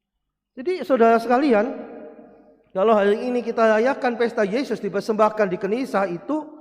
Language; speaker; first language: Indonesian; non-native, local second language; Javanese